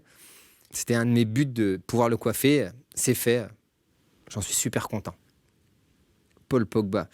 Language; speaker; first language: French; native; French